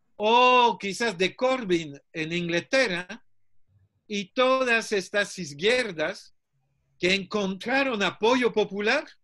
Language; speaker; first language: Spanish; non-native, fluent; French